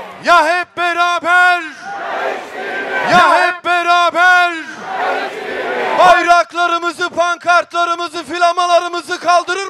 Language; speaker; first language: Turkish; native; Turkish